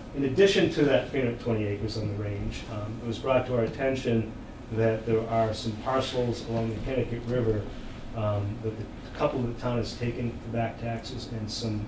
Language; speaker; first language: English; native; English